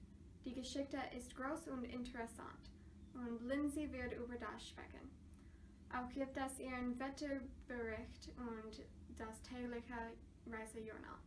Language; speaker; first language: German; non-native, learner; English